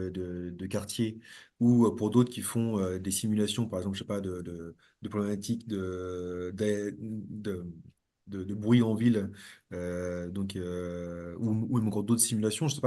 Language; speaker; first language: French; native; French